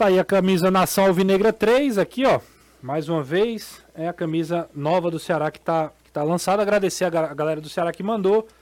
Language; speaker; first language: Portuguese; native; Portuguese